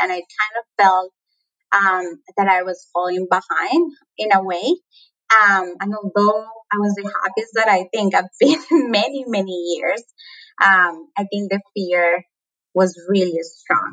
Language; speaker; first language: English; non-native, fluent; Spanish